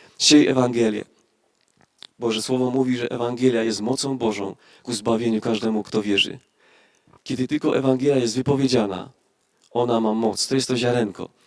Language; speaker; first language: Polish; native; Polish